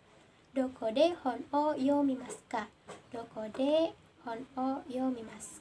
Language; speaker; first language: Japanese; non-native, learner; Indonesian